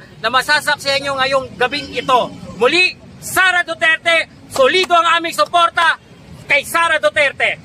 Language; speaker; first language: Filipino; native; Filipino